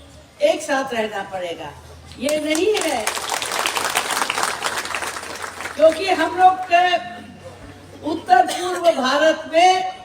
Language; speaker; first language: Hindi; non-native, local second language; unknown